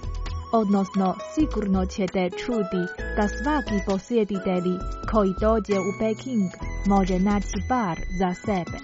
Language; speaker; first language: Croatian; native; Croatian